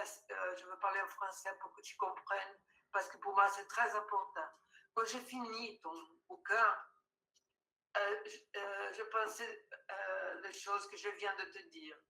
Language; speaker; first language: French; non-native, fluent; Portuguese